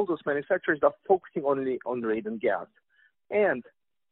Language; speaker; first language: English; non-native, fluent; Russian